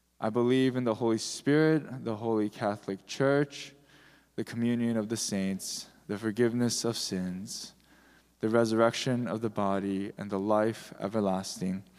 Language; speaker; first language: English; early bilingual, other home language; Korean